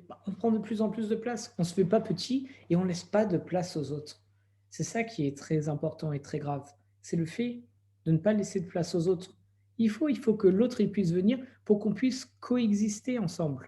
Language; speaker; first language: French; native; French